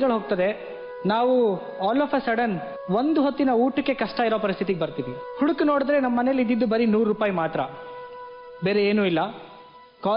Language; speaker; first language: Kannada; native; Kannada